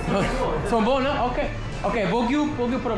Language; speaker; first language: Italian; non-native, learner; English